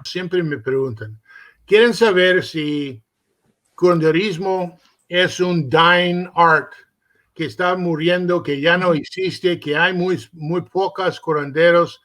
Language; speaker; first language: Spanish; early bilingual, heritage; Spanish